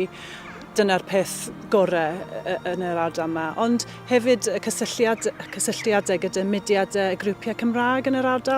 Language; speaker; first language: Welsh; non-native, fluent; English